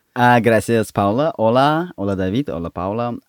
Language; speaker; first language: Spanish; non-native, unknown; Russian